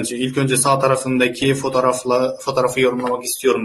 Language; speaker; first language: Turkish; non-native, fluent; Uzbek